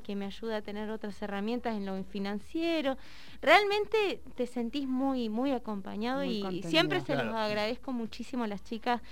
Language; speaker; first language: Spanish; native; Spanish